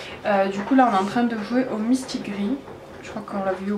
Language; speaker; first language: French; native; French